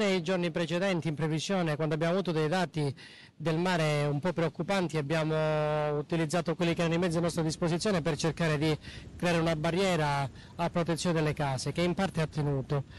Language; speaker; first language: Italian; native; Italian